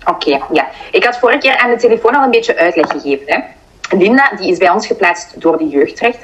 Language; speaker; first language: Dutch; native; Dutch